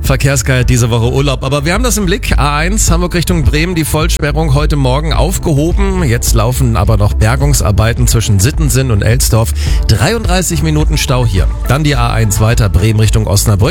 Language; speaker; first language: German; native; German